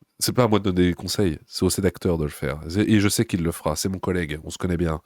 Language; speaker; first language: French; native; French